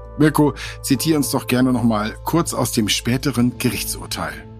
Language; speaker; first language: German; native; German